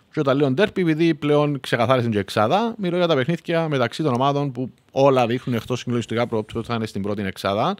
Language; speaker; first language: Greek; native; Greek